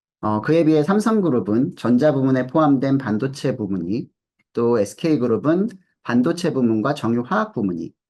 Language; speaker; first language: Korean; native; Korean